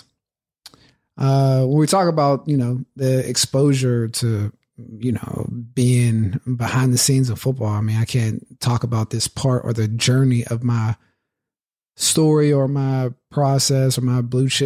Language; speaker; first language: English; native; English